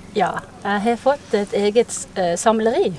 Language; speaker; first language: Norwegian; native; Norwegian